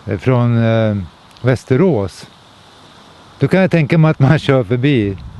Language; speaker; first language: Swedish; native; Swedish